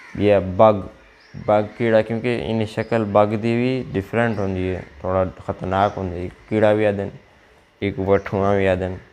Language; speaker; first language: Urdu; non-native, local second language; Saraiki